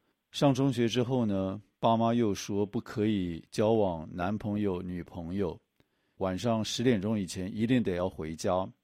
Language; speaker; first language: Chinese; native; Chinese